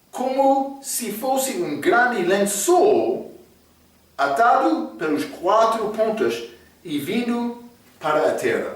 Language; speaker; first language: Portuguese; non-native, fluent; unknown